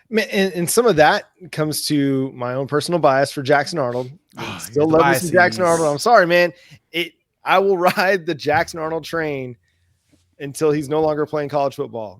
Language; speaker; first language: English; native; English